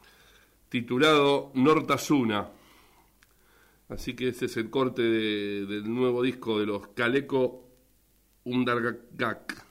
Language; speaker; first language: Spanish; native; Spanish